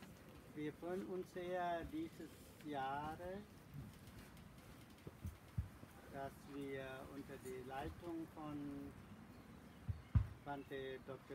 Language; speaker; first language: German; non-native, learner; Sinhala